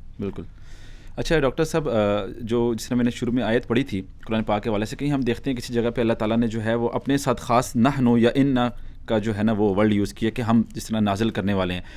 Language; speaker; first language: Urdu; native; Urdu